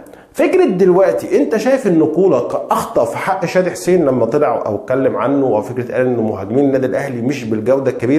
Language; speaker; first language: Arabic; native; Arabic